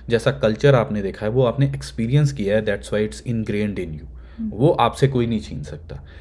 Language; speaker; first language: Hindi; native; Hindi